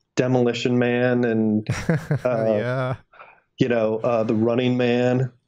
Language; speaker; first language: English; native; English